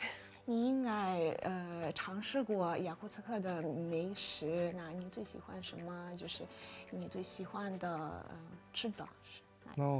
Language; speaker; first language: Chinese; non-native, fluent; Russian